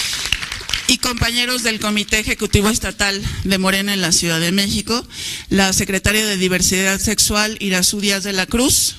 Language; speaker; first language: Spanish; native; Spanish